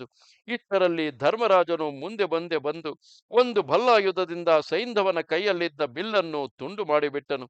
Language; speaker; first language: Kannada; native; Kannada